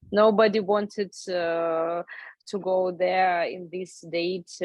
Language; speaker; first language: English; non-native, learner; Ukrainian